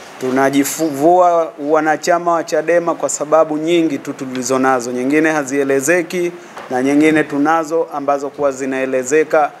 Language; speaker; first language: Swahili; native; Swahili